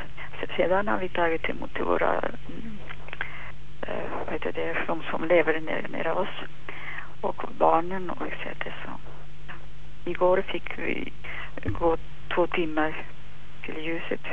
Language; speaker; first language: Swedish; non-native, fluent; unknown